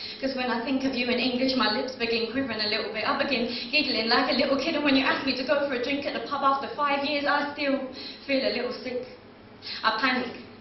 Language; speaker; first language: English; native; English